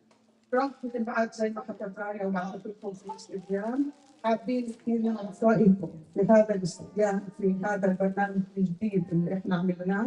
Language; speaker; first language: Arabic; native; Arabic